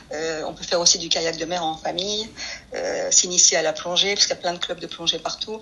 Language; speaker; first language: French; early bilingual, other home language; Spanish